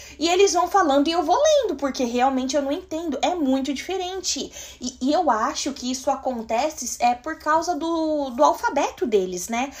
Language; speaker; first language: Portuguese; native; Portuguese